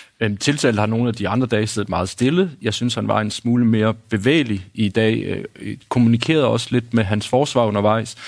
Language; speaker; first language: Danish; native; Danish